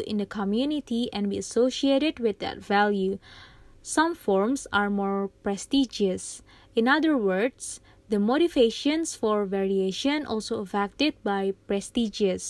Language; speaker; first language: English; non-native, fluent; Indonesian